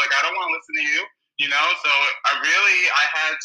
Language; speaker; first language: English; native; English